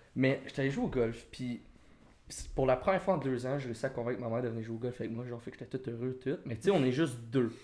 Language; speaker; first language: French; native; French